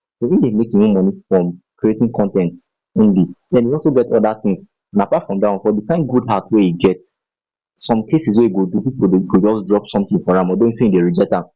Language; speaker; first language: Nigerian Pidgin; native; Nigerian Pidgin